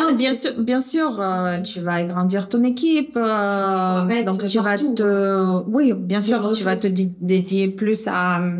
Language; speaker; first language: French; non-native, fluent; Russian